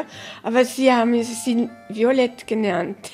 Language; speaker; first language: German; early bilingual, heritage; German